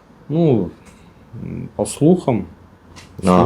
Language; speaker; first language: Russian; native; Russian